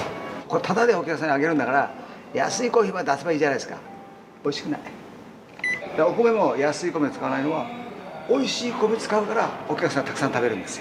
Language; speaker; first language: Japanese; native; Japanese